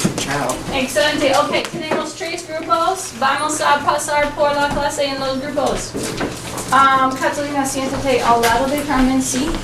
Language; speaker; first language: Spanish; non-native, fluent; English